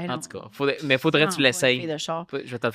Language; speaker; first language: French; native; French